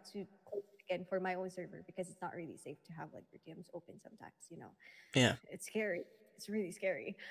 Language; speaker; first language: English; non-native, local second language; Filipino